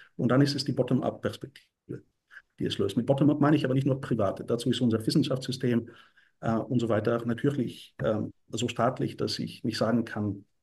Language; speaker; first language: German; non-native, fluent; Bulgarian